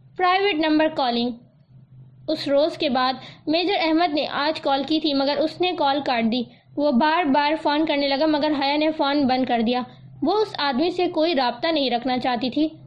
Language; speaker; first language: Urdu; native; Urdu